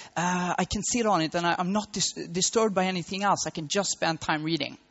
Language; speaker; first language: English; non-native, fluent; Swedish